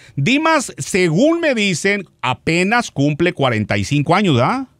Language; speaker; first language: Spanish; native; Spanish